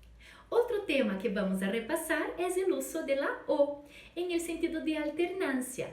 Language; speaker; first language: Spanish; non-native, fluent; Portuguese